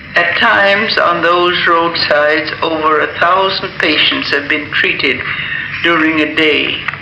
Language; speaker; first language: English; native; English